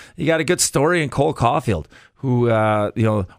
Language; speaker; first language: English; native; English